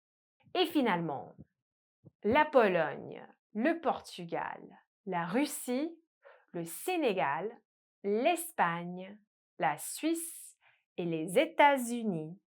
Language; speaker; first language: French; non-native, fluent; English